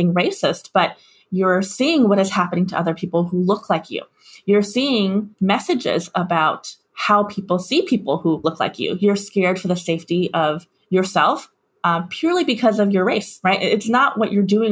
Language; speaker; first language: English; native; English